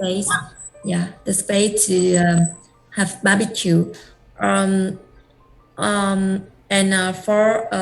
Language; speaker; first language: English; non-native, learner; Vietnamese